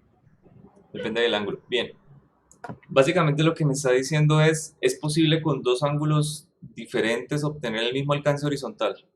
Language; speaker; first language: Spanish; native; Spanish